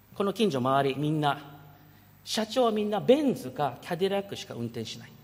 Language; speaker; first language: Japanese; early bilingual, heritage; Japanese